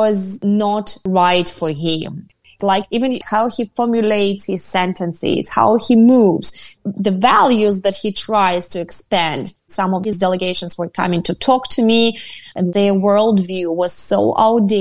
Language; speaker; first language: English; non-native, fluent; Ukrainian